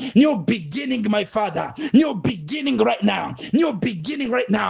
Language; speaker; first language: English; non-native, local second language; Swahili